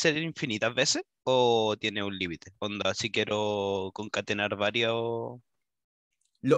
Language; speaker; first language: Spanish; native; Spanish